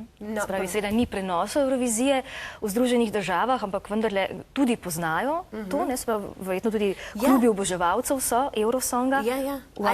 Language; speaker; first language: Slovenian; native; Slovenian